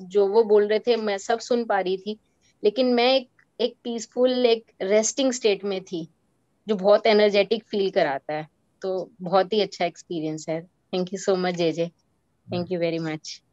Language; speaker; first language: Hindi; native; Hindi